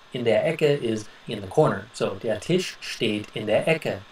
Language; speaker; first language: German; non-native, fluent; English